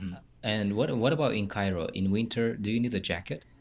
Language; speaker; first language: English; non-native, fluent; Tajik